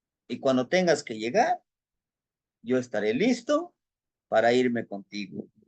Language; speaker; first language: Spanish; native; Spanish